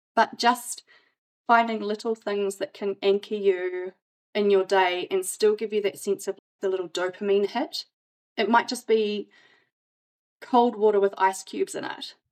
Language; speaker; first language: English; native; English